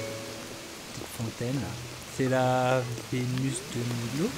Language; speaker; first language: French; native; French